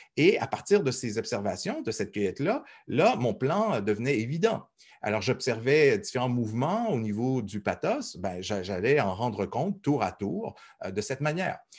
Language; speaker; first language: French; native; French